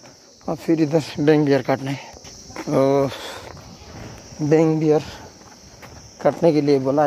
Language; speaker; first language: Hindi; non-native, learner; Nepali